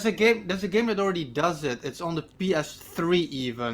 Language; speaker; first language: English; native; English